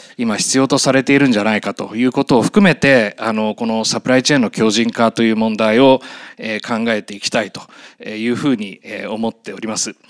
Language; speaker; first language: Japanese; native; Japanese